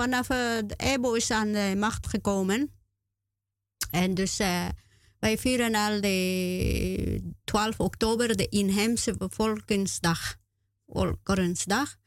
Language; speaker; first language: Dutch; non-native, learner; Spanish